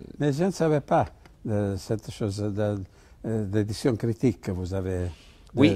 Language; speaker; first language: French; non-native, fluent; Italian